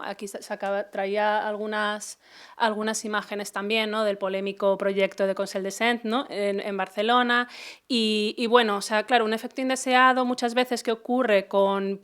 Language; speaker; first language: Spanish; native; Spanish